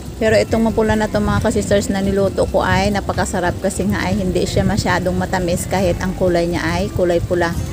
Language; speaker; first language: Filipino; non-native, local second language; Cebuano